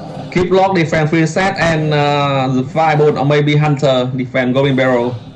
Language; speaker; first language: English; non-native, learner; Vietnamese